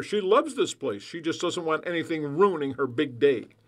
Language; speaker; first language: English; native; English